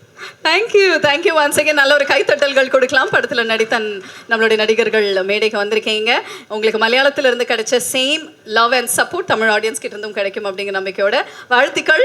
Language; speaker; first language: Tamil; native; Tamil